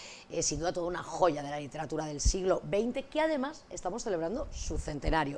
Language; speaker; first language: Spanish; native; Spanish